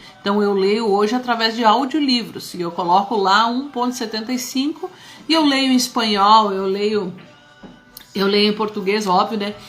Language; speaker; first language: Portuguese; early bilingual, other home language; Spanish